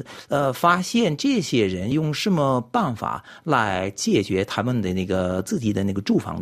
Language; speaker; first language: Chinese; non-native, fluent; French